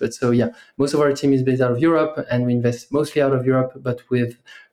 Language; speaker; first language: English; non-native, fluent; French